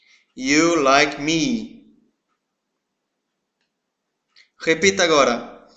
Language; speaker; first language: English; non-native, fluent; Portuguese